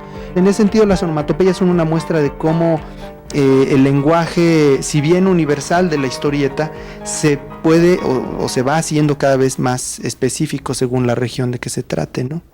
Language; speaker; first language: Spanish; native; Spanish